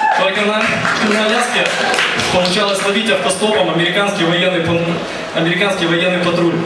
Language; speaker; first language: Russian; native; Russian